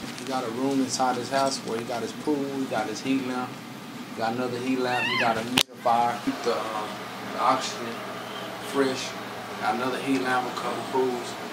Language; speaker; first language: English; native; English